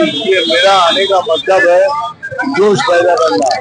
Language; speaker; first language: Hindi; non-native, local second language; Bangla